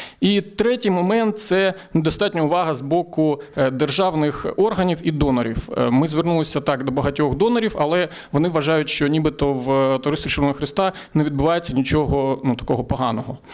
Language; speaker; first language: Ukrainian; native; Ukrainian